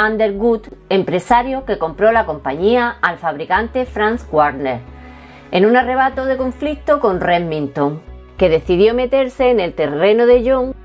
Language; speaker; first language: Spanish; native; Spanish